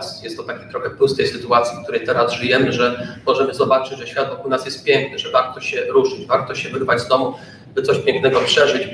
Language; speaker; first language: Polish; native; Polish